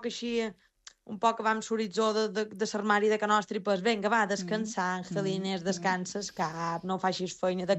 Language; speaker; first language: Catalan; native; Catalan